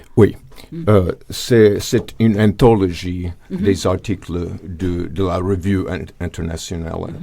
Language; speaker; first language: French; non-native, fluent; English